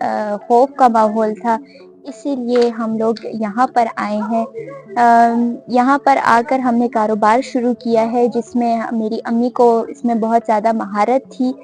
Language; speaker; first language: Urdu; non-native, local second language; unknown